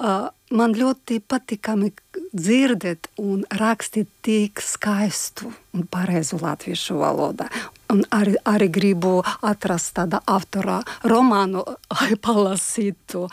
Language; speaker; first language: Latvian; non-native, fluent; Ukrainian